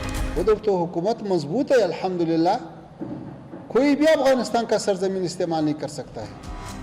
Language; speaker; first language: Hindi; non-native, fluent; Pashto